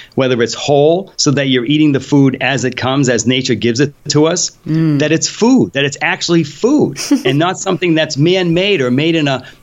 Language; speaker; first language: English; early bilingual, other home language; Polish